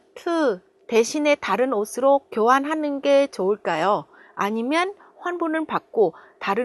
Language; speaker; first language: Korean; non-native, fluent; Vietnamese